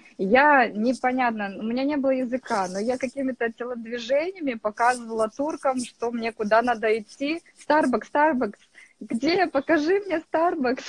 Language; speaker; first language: Russian; native; Russian